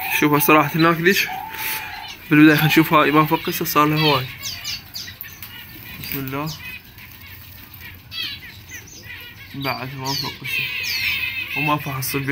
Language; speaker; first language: Arabic; native; Arabic